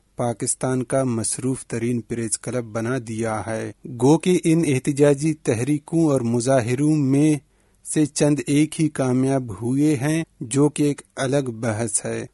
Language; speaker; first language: Urdu; non-native, local second language; Baluchi